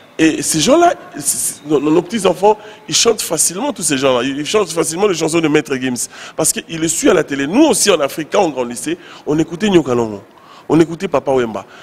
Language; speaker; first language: French; non-native, local second language; Lingala